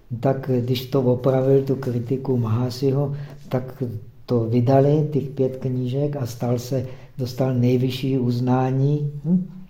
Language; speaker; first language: Czech; native; Czech